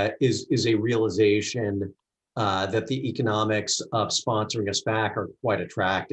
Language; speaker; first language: English; native; English